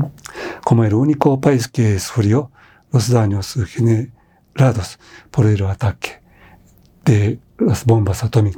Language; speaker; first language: Spanish; non-native, fluent; Japanese